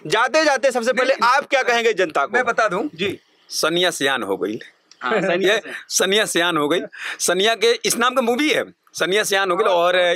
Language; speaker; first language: Hindi; native; Hindi